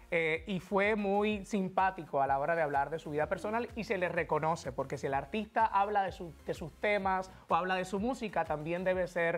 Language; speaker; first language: Spanish; native; Spanish